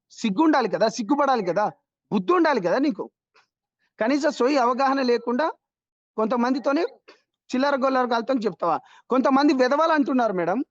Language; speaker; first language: Telugu; non-native, local second language; Lambadi